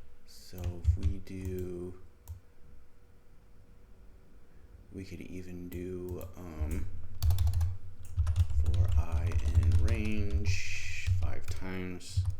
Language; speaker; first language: English; native; English